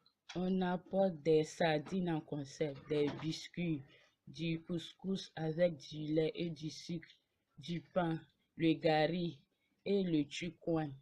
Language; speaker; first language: French; non-native, learner; Bambara